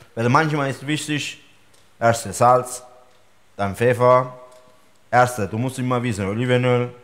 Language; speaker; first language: German; non-native, fluent; Italian